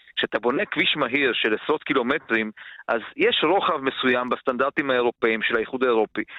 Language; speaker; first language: Hebrew; non-native, fluent; Romanian